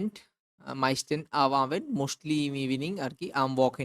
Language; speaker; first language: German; non-native, fluent; Bangla